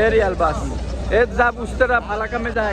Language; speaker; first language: Hindi; non-native, learner; Bangla